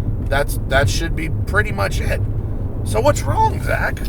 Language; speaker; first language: English; native; English